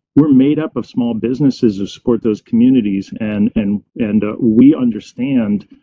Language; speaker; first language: English; native; English